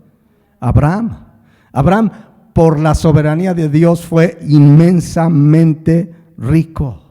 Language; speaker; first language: Spanish; native; Spanish